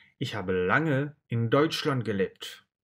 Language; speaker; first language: German; non-native, fluent; Russian